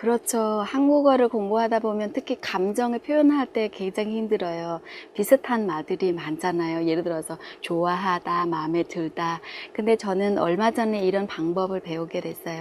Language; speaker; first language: Korean; non-native, fluent; Vietnamese